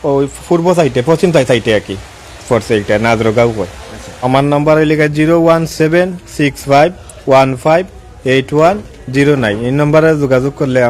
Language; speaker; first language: Bangla; non-native, local second language; Sylheti